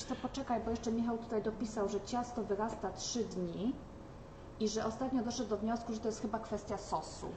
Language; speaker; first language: Polish; native; Polish